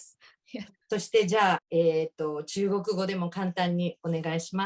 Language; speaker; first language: Japanese; native; Japanese